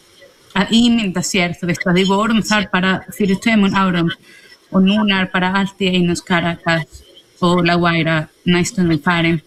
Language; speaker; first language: Icelandic; non-native, fluent; Spanish